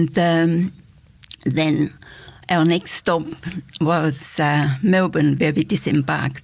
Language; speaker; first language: English; non-native, fluent; German